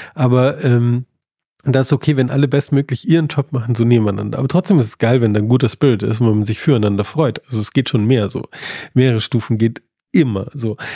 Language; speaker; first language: German; native; German